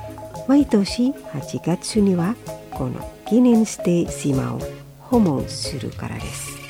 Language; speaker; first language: Japanese; non-native, fluent; Indonesian